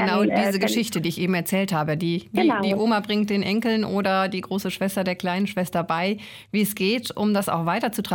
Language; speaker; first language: German; native; German